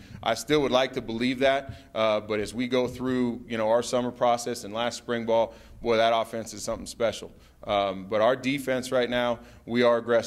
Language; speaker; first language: English; native; English